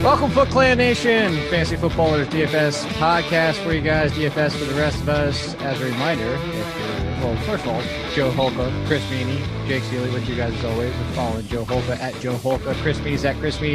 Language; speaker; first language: English; native; English